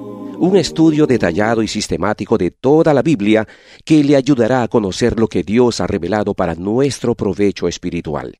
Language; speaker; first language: Spanish; native; Spanish